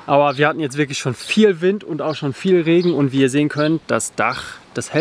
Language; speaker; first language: German; native; German